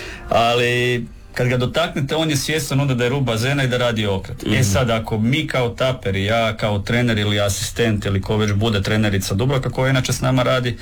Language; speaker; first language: Serbian; native; Serbian